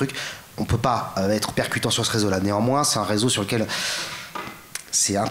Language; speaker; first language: French; native; French